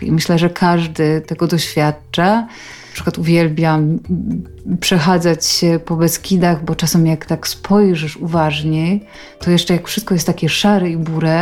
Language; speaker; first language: Polish; native; Polish